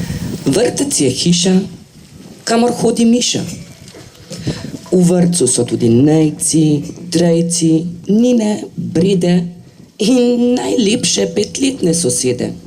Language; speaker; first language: Slovenian; native; Slovenian